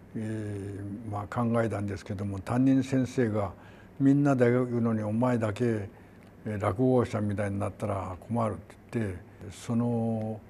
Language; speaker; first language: Japanese; non-native, fluent; Korean